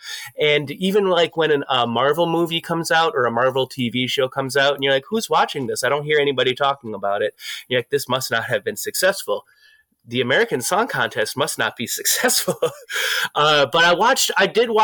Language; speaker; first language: English; native; English